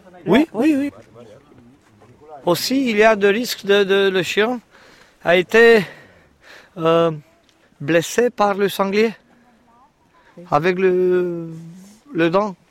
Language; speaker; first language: French; non-native, learner; Romanian